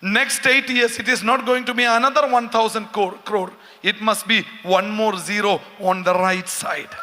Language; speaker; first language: English; non-native, local second language; Malayalam